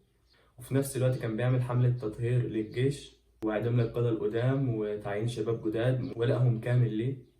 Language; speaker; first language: Arabic; native; Arabic